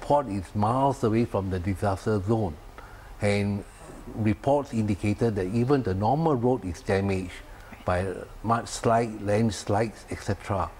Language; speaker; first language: English; non-native, local second language; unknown